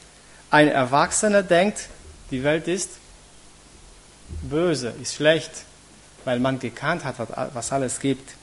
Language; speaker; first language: German; non-native, fluent; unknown